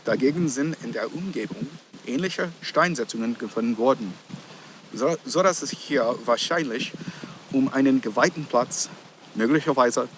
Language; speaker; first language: German; non-native, fluent; English